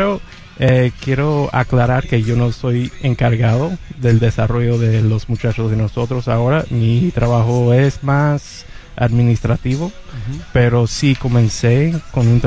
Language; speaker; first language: Spanish; non-native, fluent; English